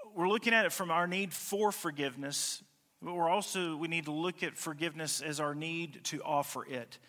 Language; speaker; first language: English; native; English